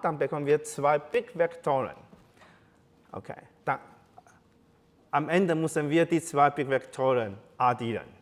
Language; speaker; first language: German; non-native, learner; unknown